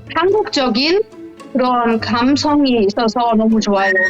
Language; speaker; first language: Korean; non-native, fluent; German